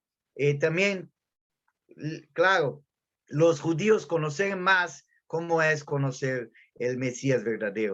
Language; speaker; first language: Spanish; non-native, fluent; Portuguese